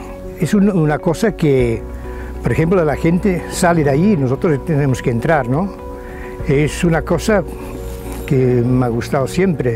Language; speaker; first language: Spanish; non-native, fluent; Dutch